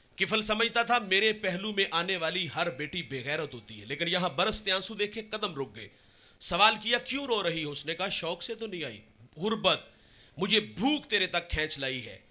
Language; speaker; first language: Urdu; non-native, local second language; Punjabi